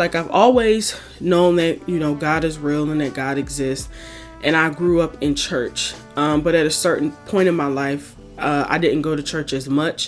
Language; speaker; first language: English; native; English